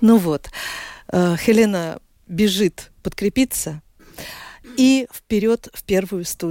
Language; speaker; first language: Russian; native; Russian